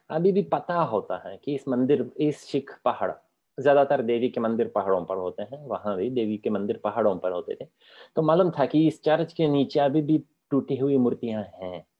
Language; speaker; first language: Hindi; non-native, fluent; Polish